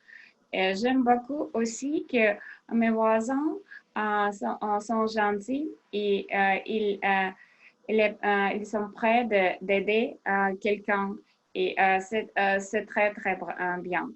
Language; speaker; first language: French; non-native, learner; Russian